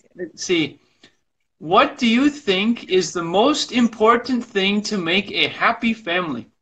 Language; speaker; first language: English; native; English